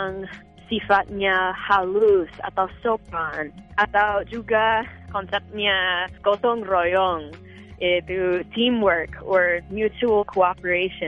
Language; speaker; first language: Indonesian; non-native, fluent; English